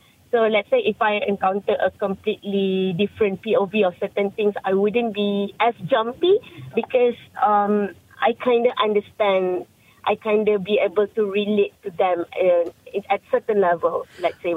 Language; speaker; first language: English; non-native, local second language; Malay